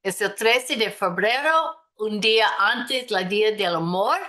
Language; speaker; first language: Spanish; non-native, fluent; English